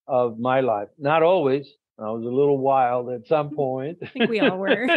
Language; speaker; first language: English; non-native, fluent; Spanish